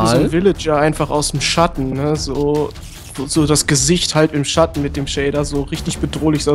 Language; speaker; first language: German; native; German